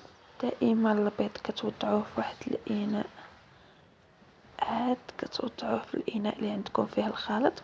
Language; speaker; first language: Arabic; native; Arabic